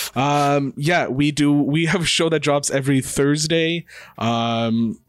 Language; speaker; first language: English; native; English